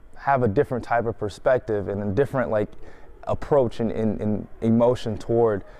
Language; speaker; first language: English; native; English